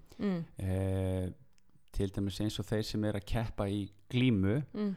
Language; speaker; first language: Icelandic; native; Icelandic